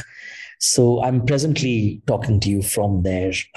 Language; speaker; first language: English; non-native, local second language; Hindi